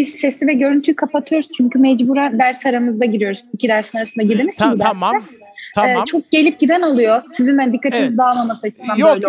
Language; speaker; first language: Turkish; native; Turkish